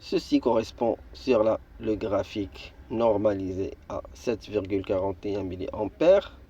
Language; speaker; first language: French; non-native, local second language; Arabic